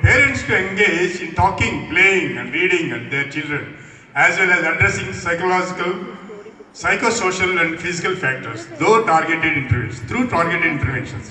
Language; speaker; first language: English; non-native, local second language; Telugu